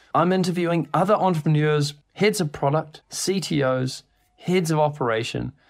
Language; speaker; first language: English; native; English